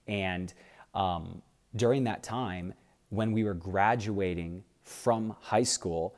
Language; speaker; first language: English; native; English